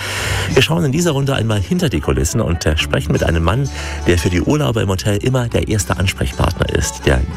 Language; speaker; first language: German; native; German